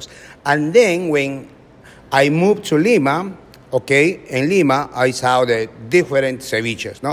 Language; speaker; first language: English; non-native, learner; Spanish